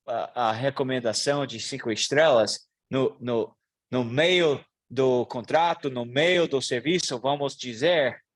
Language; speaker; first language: Portuguese; non-native, learner; English